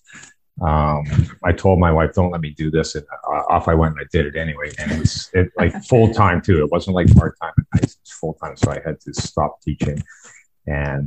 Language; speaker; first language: English; native; English